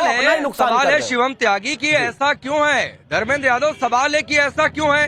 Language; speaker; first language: Hindi; native; Hindi